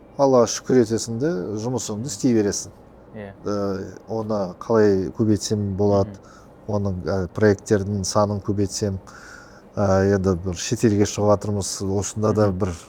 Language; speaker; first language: Kazakh; non-native, local second language; Russian